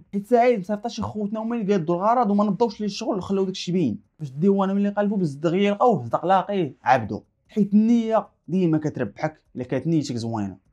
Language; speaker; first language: Arabic; native; Arabic